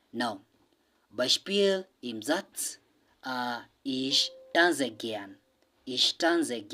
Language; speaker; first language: German; non-native, learner; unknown